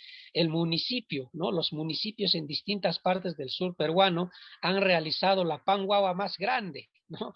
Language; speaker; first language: Spanish; non-native, local second language; Quechua